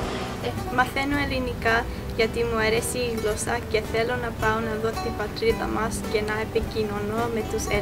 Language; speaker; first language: Greek; early bilingual, heritage; Greek